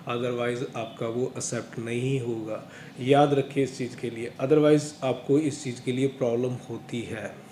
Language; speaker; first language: Hindi; non-native, local second language; Punjabi